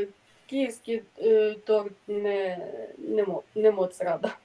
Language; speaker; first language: Czech; non-native, learner; Ukrainian